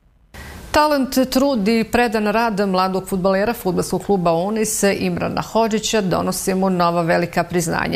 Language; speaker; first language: Serbian; native; Serbian